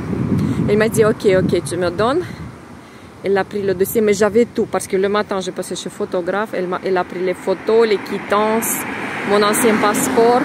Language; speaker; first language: French; non-native, fluent; Russian